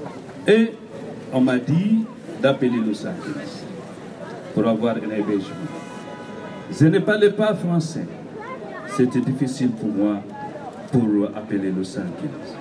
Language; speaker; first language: French; non-native, learner; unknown